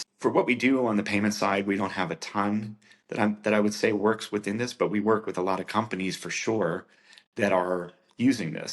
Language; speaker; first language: English; native; English